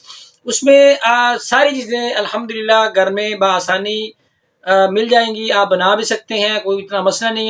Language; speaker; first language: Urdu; non-native, local second language; Punjabi